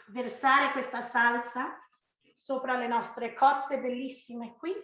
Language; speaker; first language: Italian; early bilingual, heritage; Italian